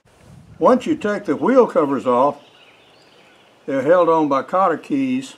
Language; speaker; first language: English; native; English